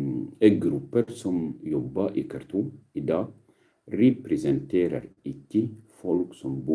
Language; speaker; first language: Norwegian; non-native, learner; Arabic